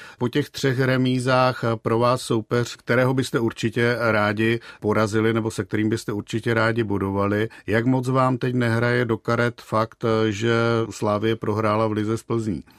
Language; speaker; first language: Czech; native; Czech